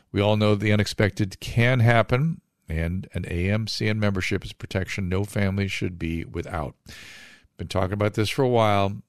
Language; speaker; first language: English; native; English